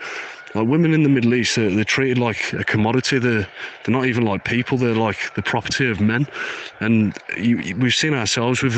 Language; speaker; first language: English; native; English